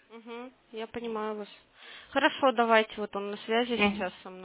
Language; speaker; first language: Russian; native; Russian